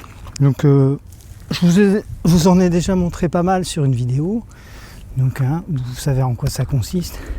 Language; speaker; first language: French; native; French